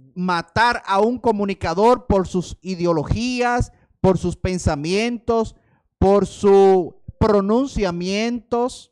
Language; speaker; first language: Spanish; native; Spanish